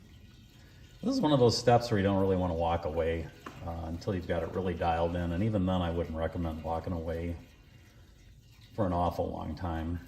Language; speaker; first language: English; native; English